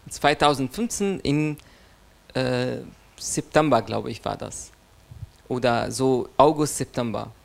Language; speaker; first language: German; non-native, fluent; Arabic